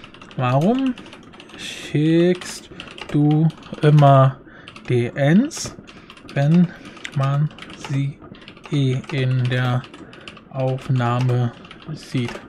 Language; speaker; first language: German; native; German